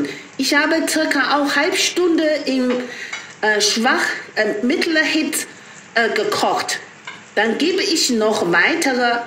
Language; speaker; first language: German; non-native, learner; Chinese